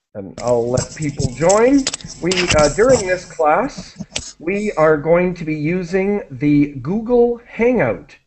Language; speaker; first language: English; native; English